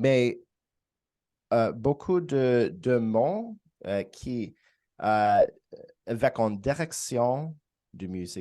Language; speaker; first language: French; non-native, learner; English